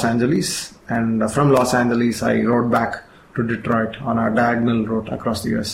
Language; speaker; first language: English; non-native, local second language; Kannada